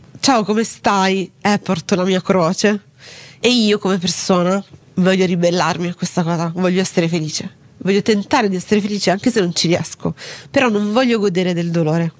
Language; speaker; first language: Italian; native; Italian